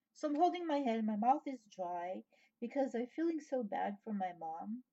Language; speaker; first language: English; native; English